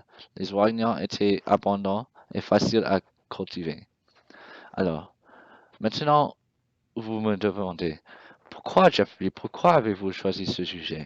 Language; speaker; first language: French; non-native, learner; English